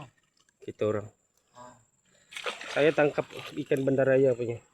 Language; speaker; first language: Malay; non-native, local second language; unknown